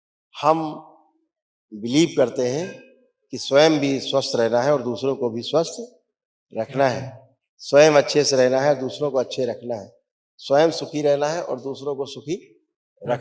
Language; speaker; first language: Hindi; native; Hindi